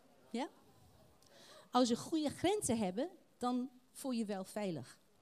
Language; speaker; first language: Dutch; non-native, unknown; English